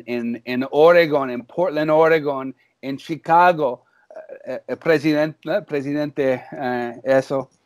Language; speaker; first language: Spanish; early bilingual, heritage; English